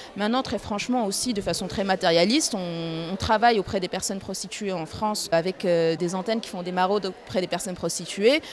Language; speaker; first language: French; non-native, local second language; Arabic